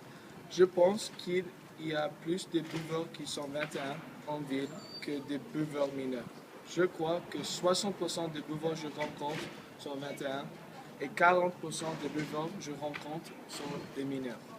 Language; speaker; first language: French; non-native, learner; English